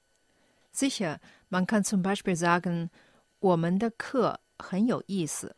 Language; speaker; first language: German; non-native, fluent; Chinese